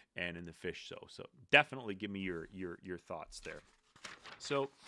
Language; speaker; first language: English; native; English